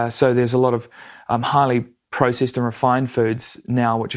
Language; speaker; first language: English; native; English